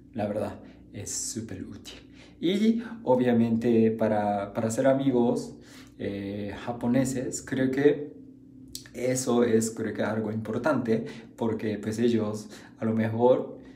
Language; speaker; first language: Spanish; non-native, fluent; Japanese